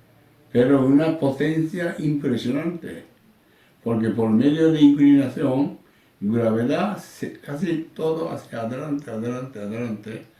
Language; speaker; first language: Spanish; non-native, learner; Japanese